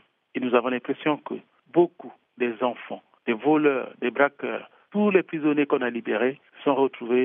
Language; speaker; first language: French; non-native, local second language; Sango